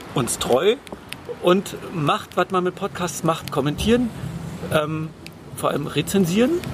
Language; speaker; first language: German; native; German